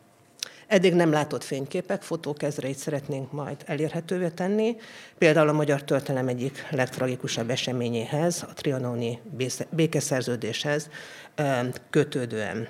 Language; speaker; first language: Hungarian; native; Hungarian